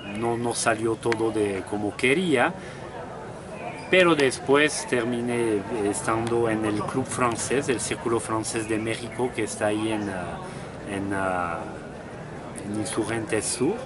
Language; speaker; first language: Spanish; non-native, fluent; French